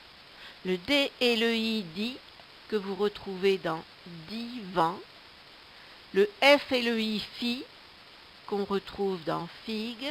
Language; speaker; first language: French; native; French